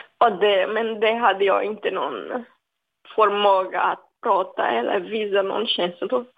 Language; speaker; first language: Swedish; non-native, fluent; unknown